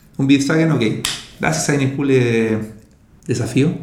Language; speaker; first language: German; non-native, learner; Spanish